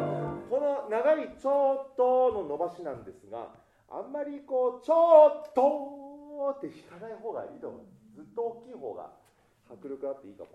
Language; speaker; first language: Japanese; native; Japanese